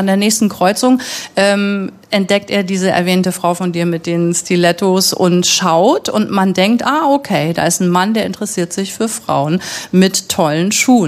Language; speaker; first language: German; native; German